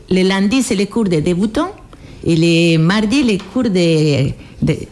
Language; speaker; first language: French; non-native, fluent; Spanish